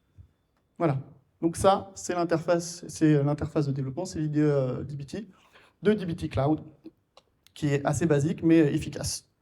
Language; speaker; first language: French; native; French